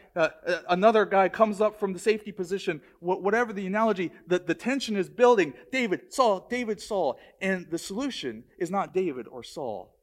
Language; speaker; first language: English; native; English